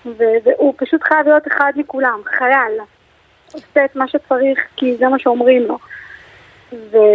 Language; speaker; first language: Hebrew; native; Hebrew